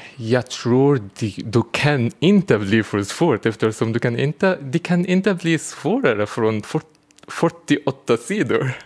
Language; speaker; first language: Swedish; non-native, fluent; Arabic